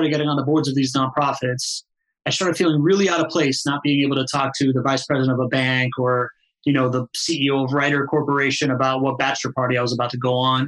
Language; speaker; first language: English; early bilingual, other home language; Spanish